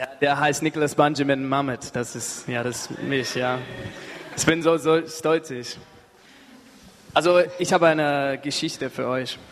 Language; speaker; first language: German; non-native, learner; English